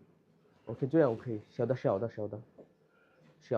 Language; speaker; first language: Chinese; non-native, learner; Bangla